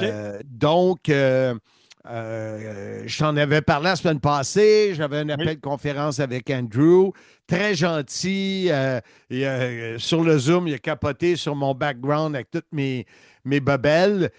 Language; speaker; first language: French; native; French